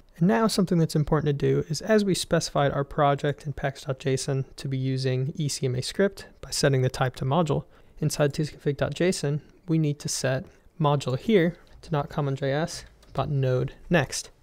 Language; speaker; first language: English; native; English